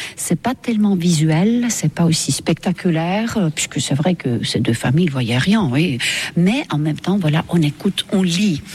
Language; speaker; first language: French; non-native, fluent; Estonian